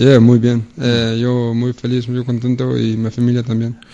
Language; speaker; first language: Spanish; non-native, learner; Danish